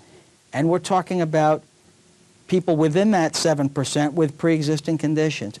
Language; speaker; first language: English; native; English